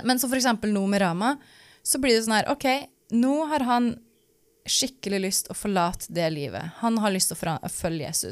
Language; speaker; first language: Norwegian; native; Norwegian